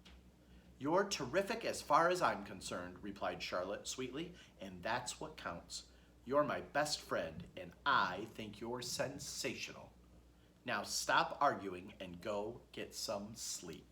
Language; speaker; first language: English; native; English